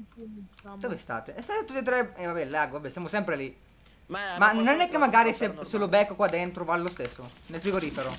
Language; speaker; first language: Italian; native; Italian